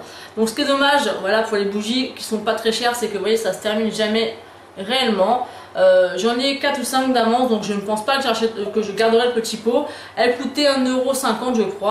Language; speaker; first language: French; native; French